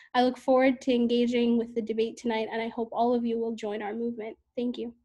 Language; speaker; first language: English; native; English